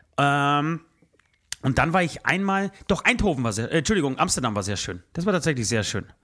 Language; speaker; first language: German; early bilingual, other home language; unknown